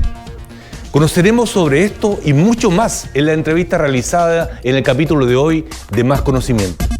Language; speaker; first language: Spanish; native; Spanish